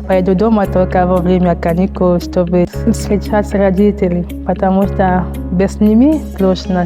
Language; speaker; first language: Russian; non-native, learner; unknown